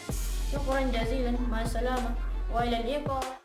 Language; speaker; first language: Arabic; non-native, learner; Malay